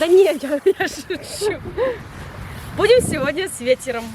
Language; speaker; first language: Russian; early bilingual, heritage; Russian